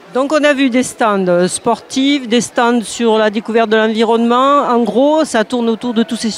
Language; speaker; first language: French; native; French